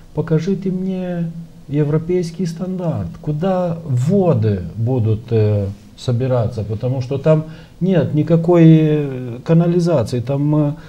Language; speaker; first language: Russian; non-native, local second language; Romanian